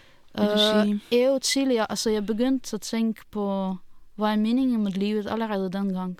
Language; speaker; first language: Danish; non-native, fluent; Russian